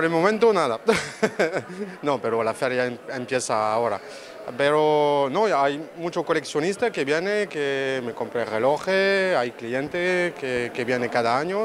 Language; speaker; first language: Spanish; non-native, learner; French